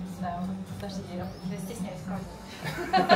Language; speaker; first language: Russian; native; Russian